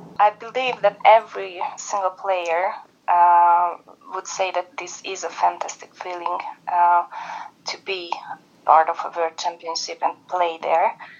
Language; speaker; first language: English; non-native, fluent; Hungarian